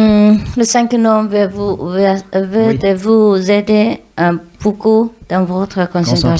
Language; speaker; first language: French; non-native, learner; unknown